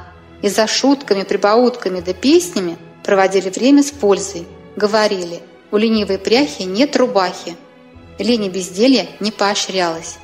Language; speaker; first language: Russian; native; Russian